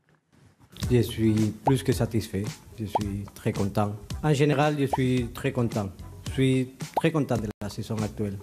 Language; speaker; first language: French; native; French